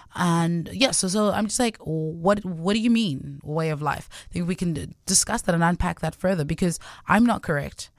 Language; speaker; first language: English; non-native, local second language; Southern Sotho